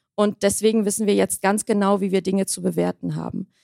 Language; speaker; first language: German; early bilingual, other home language; Armenian